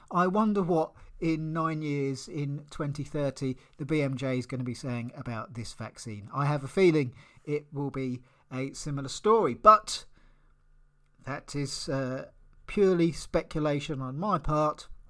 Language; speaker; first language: English; native; English